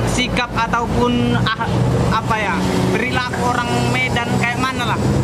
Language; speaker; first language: Indonesian; native; Indonesian